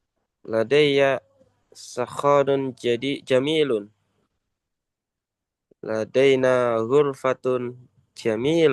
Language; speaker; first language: Arabic; non-native, learner; Indonesian